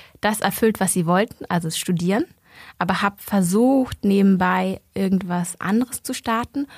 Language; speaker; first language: German; early bilingual, other home language; Vietnamese